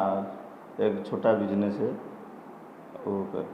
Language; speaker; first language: Hindi; non-native, local second language; Odia